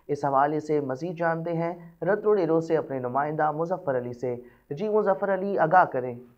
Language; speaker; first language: Urdu; native; Urdu